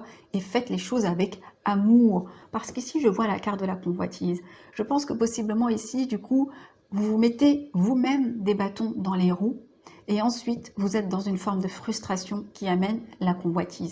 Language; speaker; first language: French; native; French